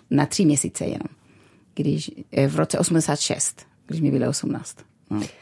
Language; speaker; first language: Czech; non-native, fluent; Spanish